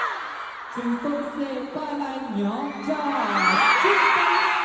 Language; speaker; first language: Vietnamese; non-native, learner; Korean